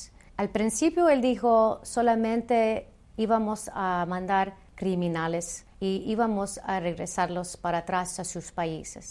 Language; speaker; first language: Spanish; early bilingual, heritage; Spanish